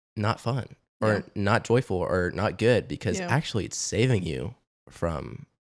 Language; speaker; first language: English; native; English